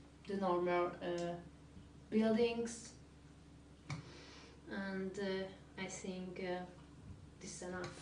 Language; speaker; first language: English; non-native, learner; Hungarian